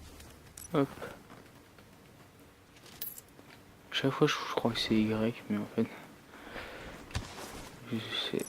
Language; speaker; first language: French; native; French